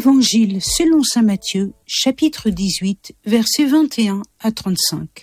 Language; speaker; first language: French; native; French